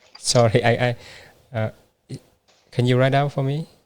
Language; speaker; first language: English; non-native, learner; Vietnamese